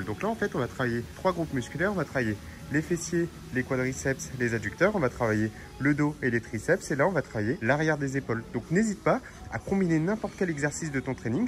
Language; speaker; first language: French; native; French